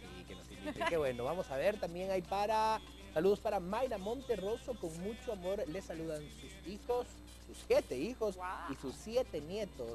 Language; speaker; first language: Spanish; native; Spanish